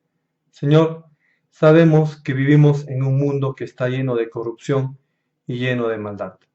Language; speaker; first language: Spanish; native; Spanish